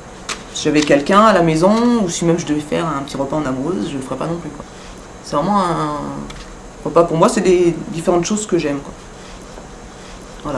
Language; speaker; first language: French; native; French